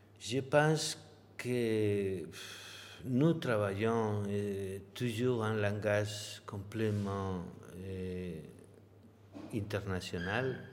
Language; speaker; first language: French; non-native, learner; Spanish